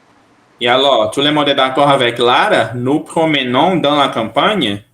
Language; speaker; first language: French; non-native, fluent; Portuguese